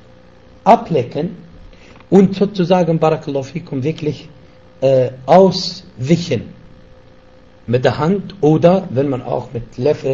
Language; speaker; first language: German; non-native, fluent; Arabic